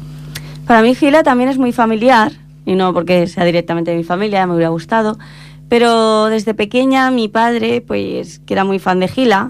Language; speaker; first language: Spanish; native; Spanish